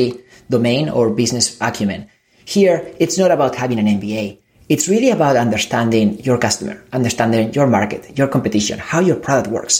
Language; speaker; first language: English; non-native, fluent; Spanish